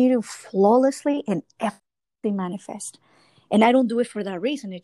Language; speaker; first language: English; non-native, fluent; Spanish